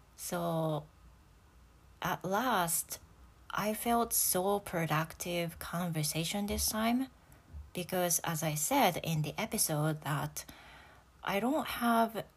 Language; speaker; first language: English; non-native, fluent; Japanese